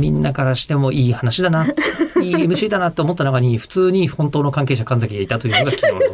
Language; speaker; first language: Japanese; native; Japanese